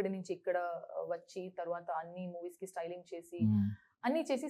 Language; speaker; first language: Telugu; non-native, learner; Kannada